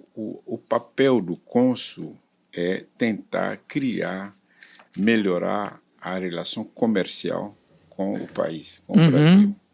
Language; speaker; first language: Portuguese; non-native, fluent; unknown